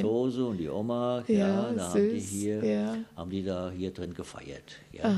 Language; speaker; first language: German; native; German